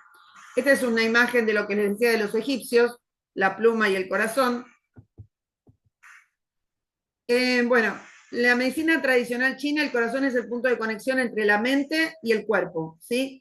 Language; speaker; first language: Spanish; native; Spanish